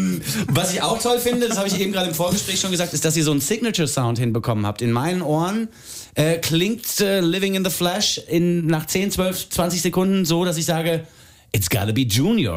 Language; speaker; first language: German; native; German